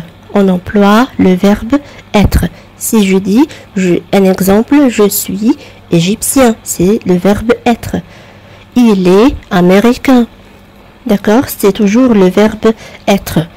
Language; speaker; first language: French; non-native, fluent; Arabic